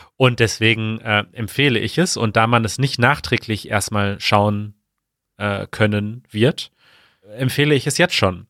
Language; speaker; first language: German; native; German